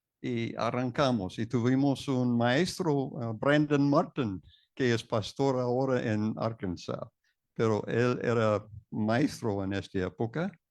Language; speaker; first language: Spanish; non-native, fluent; English